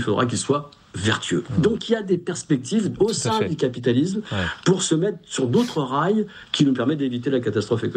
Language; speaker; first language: French; native; French